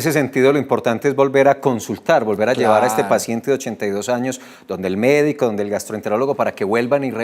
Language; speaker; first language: Spanish; native; Spanish